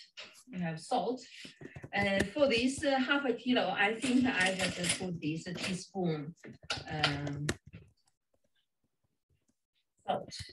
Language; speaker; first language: English; non-native, fluent; Chinese